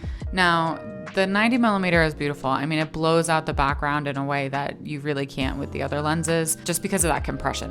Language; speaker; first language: English; native; English